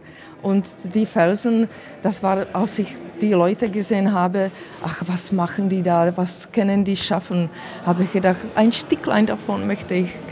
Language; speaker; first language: German; early bilingual, other home language; Czech